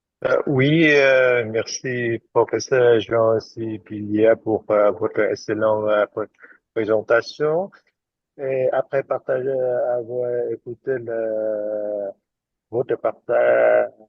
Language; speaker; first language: French; non-native, fluent; Vietnamese